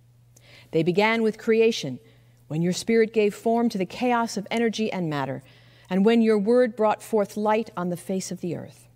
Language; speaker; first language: English; native; English